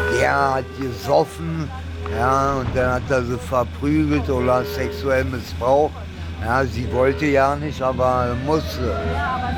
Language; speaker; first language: German; early bilingual, other home language; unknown